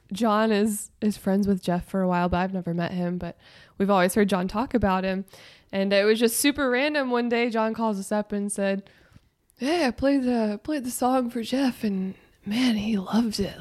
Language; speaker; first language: English; native; English